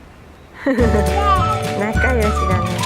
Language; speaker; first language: Japanese; native; Japanese